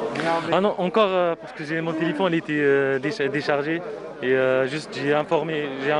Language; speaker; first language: French; non-native, local second language; Arabic